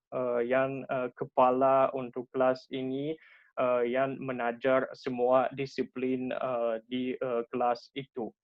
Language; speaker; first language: Indonesian; non-native, fluent; Russian